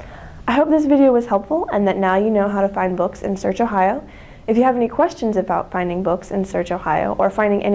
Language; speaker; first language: English; native; English